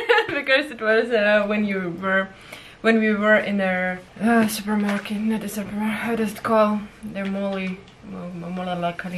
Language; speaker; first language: English; non-native, learner; Russian